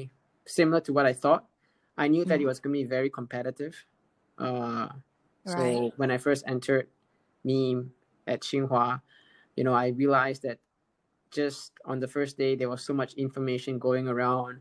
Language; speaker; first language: English; native; English